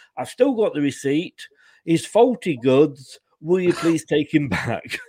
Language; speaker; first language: English; native; English